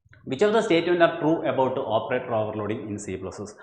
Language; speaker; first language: English; non-native, local second language; Malayalam